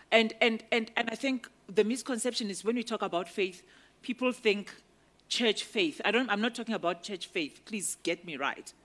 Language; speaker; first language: English; non-native, local second language; Northern Sotho